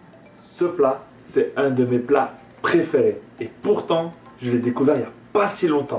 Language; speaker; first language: French; native; French